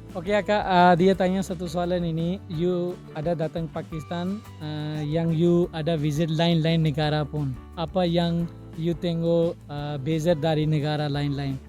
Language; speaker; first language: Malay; non-native, learner; Urdu